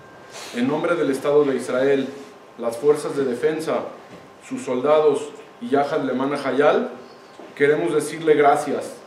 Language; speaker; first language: Spanish; native; Spanish